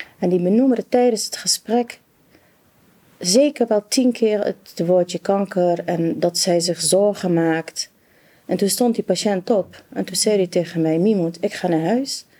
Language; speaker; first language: Dutch; non-native, fluent; Arabic